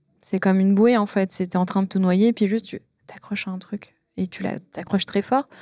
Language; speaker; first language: French; native; French